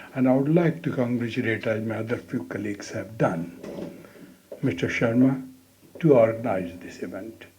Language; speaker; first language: English; non-native, local second language; Hindi